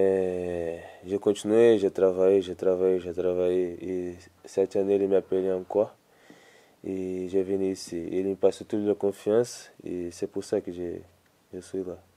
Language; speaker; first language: French; non-native, learner; Portuguese